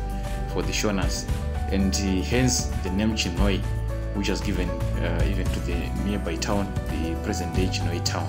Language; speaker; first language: English; non-native, local second language; Shona